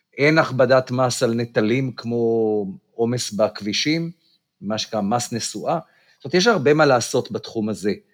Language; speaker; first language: Hebrew; native; Hebrew